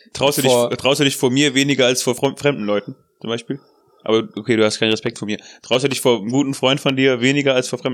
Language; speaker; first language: German; native; German